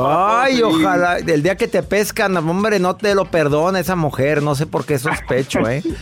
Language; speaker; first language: Spanish; native; Spanish